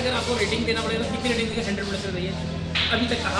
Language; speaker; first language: Hindi; native; Hindi